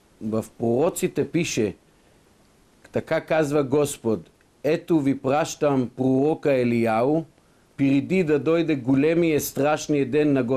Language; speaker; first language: Bulgarian; non-native, fluent; Hebrew